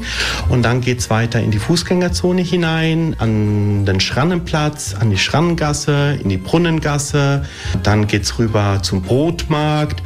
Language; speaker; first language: German; early bilingual, other home language; Italian